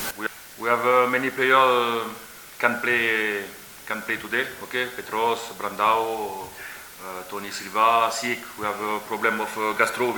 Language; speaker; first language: English; non-native, learner; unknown